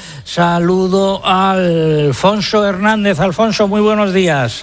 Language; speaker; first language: Spanish; native; Spanish